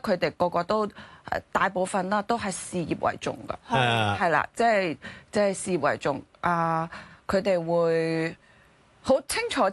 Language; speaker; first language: Cantonese; native; Cantonese